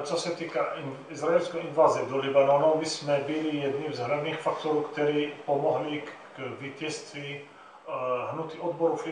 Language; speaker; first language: Czech; non-native, fluent; Arabic